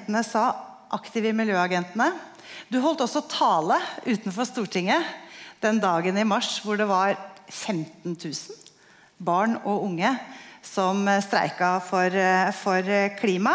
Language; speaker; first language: Norwegian; native; Norwegian